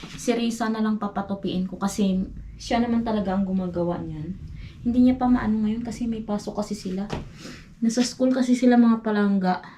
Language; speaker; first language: Filipino; non-native, local second language; Hiligaynon